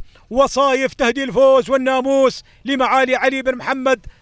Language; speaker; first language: Arabic; native; Arabic